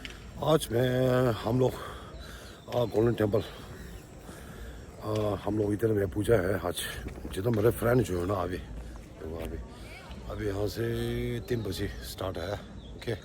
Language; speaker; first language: Hindi; non-native, local second language; Tibetan